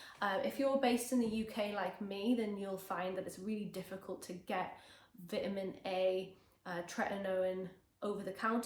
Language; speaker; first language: English; native; English